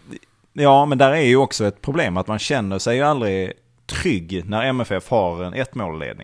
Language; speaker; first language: Swedish; native; Swedish